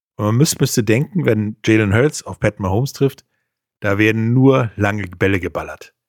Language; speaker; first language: German; native; German